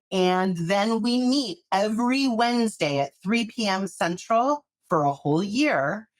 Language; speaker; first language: English; native; English